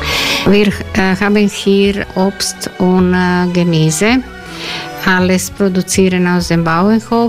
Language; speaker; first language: German; non-native, learner; Croatian